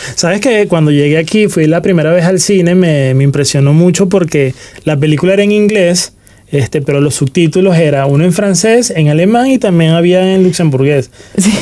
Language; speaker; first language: Spanish; native; Spanish